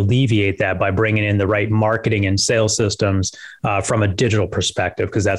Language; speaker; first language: English; native; English